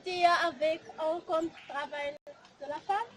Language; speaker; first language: French; non-native, learner; Arabic